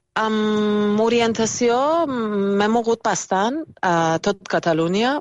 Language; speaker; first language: Catalan; non-native, fluent; Persian